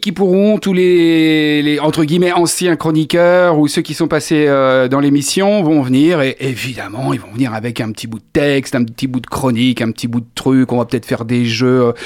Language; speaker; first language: French; native; French